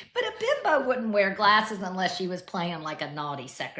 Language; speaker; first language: English; native; English